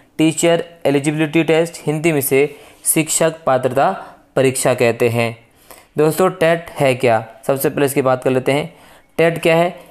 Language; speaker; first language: Hindi; native; Hindi